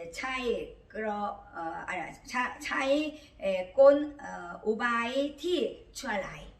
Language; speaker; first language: Thai; non-native, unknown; Korean